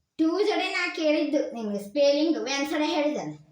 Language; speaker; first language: Kannada; native; Kannada